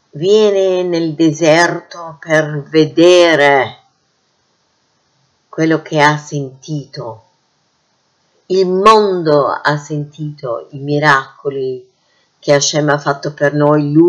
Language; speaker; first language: Italian; non-native, fluent; English